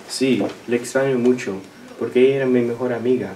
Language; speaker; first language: Spanish; non-native, learner; English